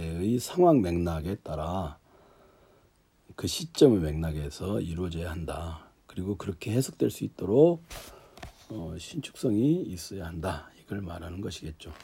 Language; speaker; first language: Korean; native; Korean